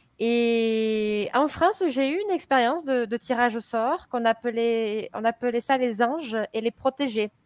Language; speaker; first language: French; native; French